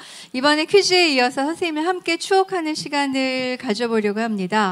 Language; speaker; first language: Korean; native; Korean